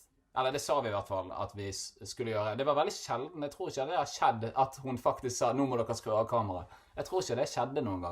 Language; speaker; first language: Norwegian; native; Norwegian